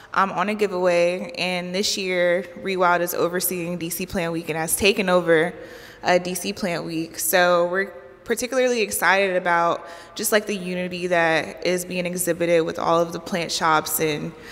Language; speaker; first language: English; native; English